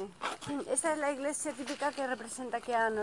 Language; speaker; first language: Spanish; native; Spanish